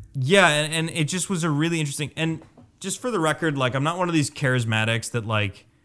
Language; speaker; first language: English; native; English